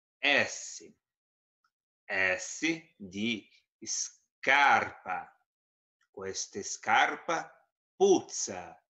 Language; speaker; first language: Italian; non-native, fluent; Portuguese